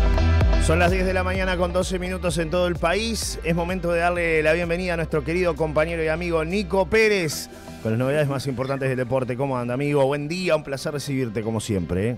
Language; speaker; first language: Spanish; native; Spanish